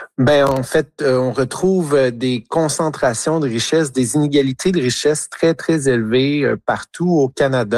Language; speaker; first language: French; native; French